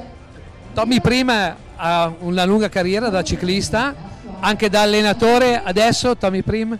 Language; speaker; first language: Italian; native; Italian